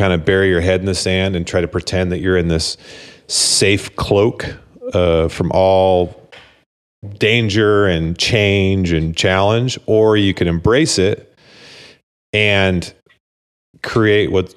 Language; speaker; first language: English; native; English